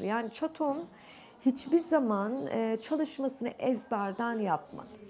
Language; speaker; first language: Turkish; native; Turkish